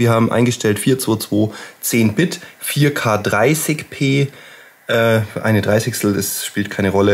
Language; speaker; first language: German; native; German